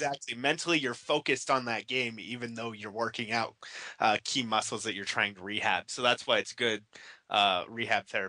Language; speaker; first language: English; native; English